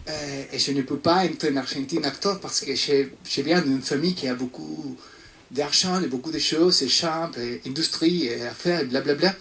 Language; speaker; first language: French; non-native, fluent; Spanish